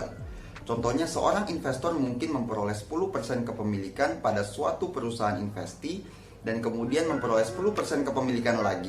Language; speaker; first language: Indonesian; native; Indonesian